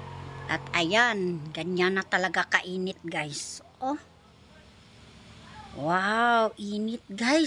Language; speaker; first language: Filipino; non-native, local second language; Cebuano